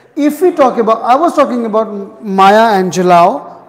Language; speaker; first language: English; non-native, local second language; Hindi